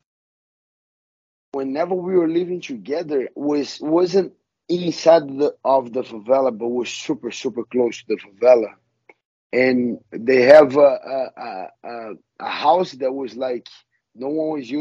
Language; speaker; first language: English; non-native, learner; Portuguese